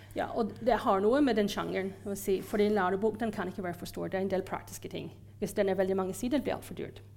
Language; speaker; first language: Norwegian; non-native, fluent; English